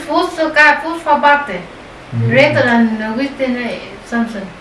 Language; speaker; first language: English; non-native, learner; Vietnamese